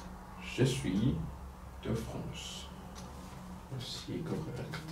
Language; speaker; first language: French; non-native, fluent; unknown